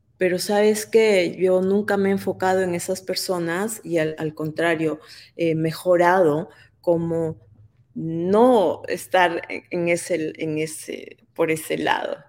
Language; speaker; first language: Spanish; native; Spanish